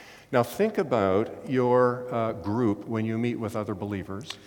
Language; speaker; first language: English; native; English